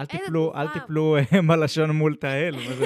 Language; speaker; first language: Hebrew; native; Hebrew